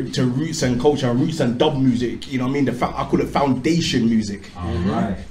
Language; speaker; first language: English; native; English